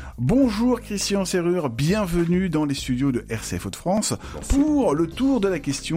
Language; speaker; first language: French; native; French